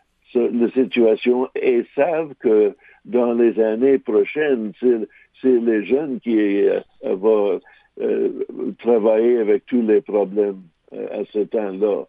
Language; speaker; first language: French; non-native, local second language; English